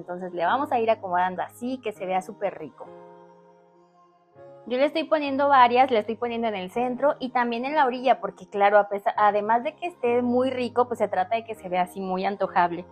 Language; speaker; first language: Spanish; native; Spanish